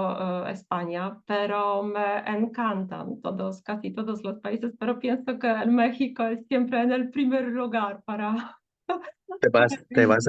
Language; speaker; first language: Spanish; non-native, fluent; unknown